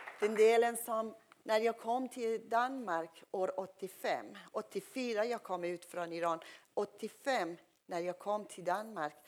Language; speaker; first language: Swedish; non-native, fluent; Persian